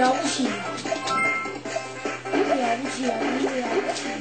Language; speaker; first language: Chinese; native; Chinese